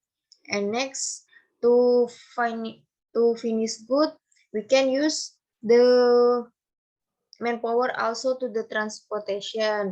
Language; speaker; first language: English; non-native, learner; Indonesian